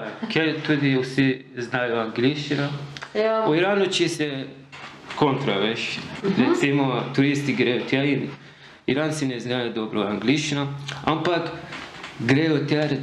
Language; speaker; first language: Slovenian; non-native, learner; Persian